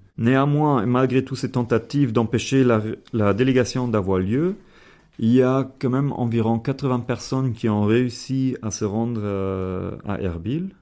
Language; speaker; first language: French; non-native, fluent; German